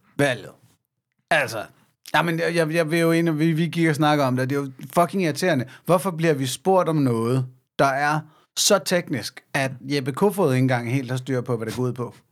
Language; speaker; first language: Danish; native; Danish